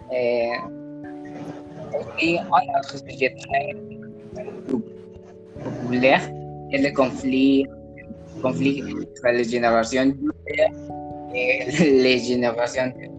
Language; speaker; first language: French; non-native, learner; Spanish